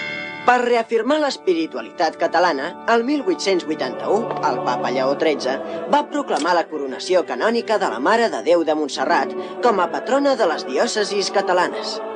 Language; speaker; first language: Catalan; native; Catalan